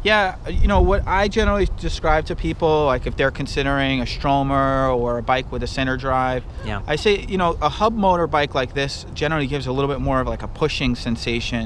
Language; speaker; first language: English; native; English